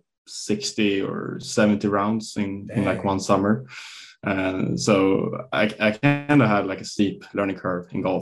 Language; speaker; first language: English; non-native, fluent; Swedish